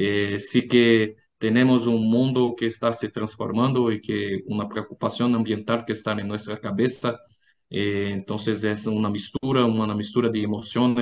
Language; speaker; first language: Spanish; non-native, fluent; Portuguese